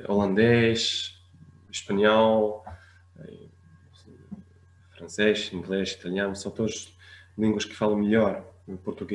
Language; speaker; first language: Portuguese; non-native, fluent; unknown